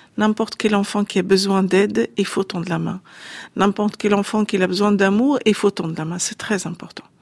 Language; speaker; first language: French; non-native, fluent; Arabic